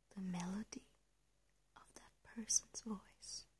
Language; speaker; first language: English; non-native, fluent; Danish